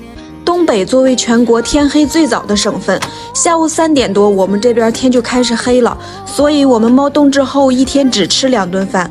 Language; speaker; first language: Chinese; native; Chinese